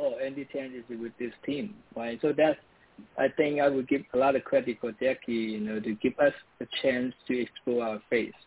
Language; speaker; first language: English; non-native, local second language; Cantonese